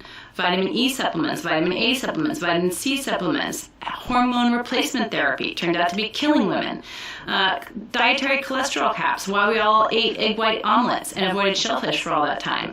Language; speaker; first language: English; native; English